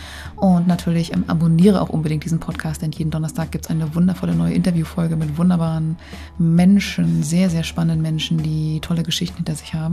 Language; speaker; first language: German; native; German